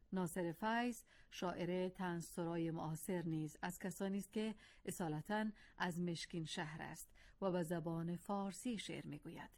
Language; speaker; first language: Persian; non-native, local second language; Azerbaijani